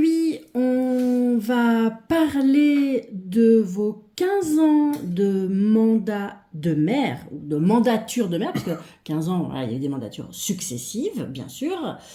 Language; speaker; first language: French; native; French